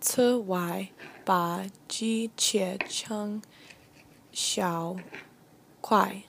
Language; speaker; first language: Chinese; non-native, learner; English